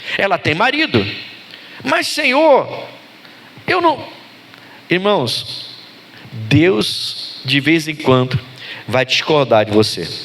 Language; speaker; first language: Portuguese; native; Portuguese